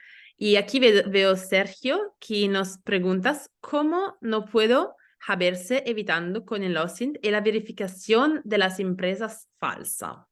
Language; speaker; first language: Spanish; non-native, learner; Italian